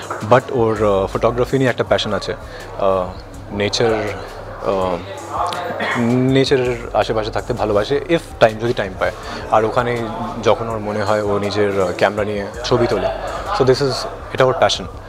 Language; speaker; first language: Bangla; non-native, fluent; Hindi